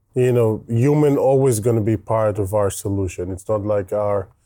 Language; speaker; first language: English; non-native, fluent; Hebrew